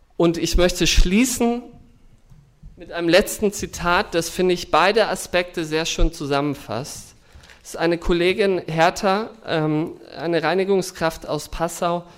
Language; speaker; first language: German; native; German